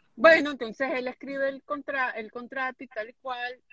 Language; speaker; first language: Spanish; native; Spanish